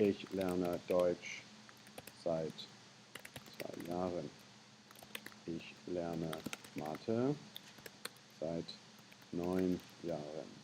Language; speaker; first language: German; non-native, fluent; English